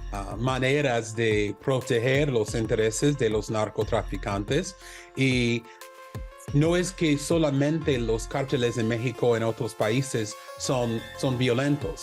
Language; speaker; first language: Spanish; non-native, learner; English